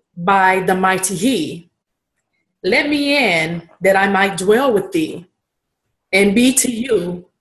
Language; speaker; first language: English; native; English